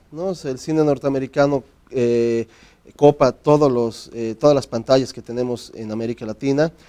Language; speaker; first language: Spanish; native; Spanish